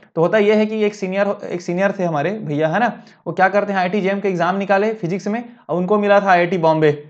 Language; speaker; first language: Hindi; native; Hindi